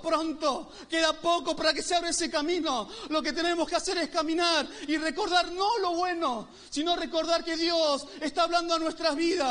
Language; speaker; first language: Spanish; native; Spanish